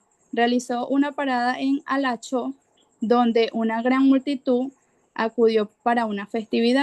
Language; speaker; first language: Spanish; native; Spanish